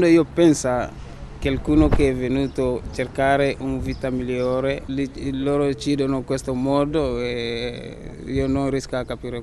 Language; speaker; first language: Italian; non-native, learner; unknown